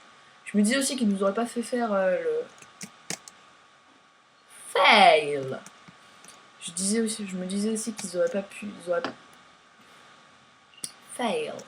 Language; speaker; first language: French; native; French